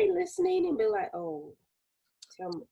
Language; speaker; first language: English; native; English